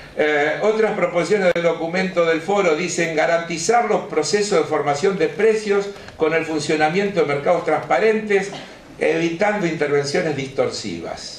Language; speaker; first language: Spanish; native; Spanish